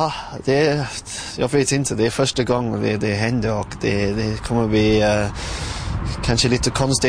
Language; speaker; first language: Swedish; non-native, fluent; English